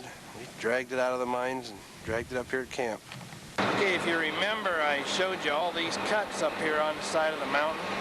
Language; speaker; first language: English; native; English